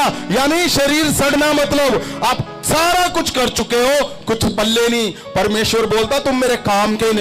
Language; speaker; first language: Hindi; non-native, local second language; Punjabi